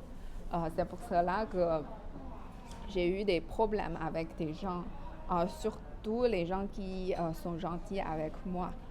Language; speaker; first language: French; non-native, fluent; Chinese